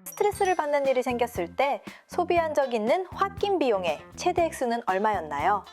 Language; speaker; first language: Korean; native; Korean